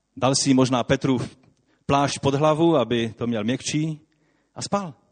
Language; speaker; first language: Czech; non-native, local second language; Polish